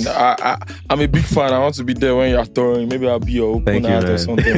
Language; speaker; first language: English; non-native, local second language; Yoruba